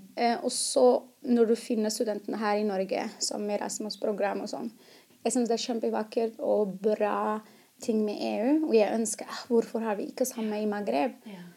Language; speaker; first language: Norwegian; non-native, fluent; Arabic